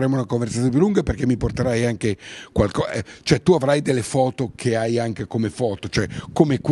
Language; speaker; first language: Italian; native; Italian